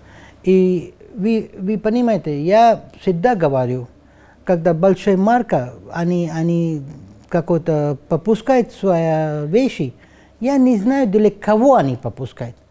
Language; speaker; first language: Russian; non-native, learner; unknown